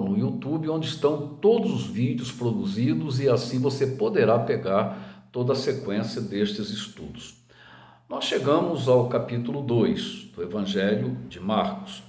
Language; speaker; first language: Portuguese; native; Portuguese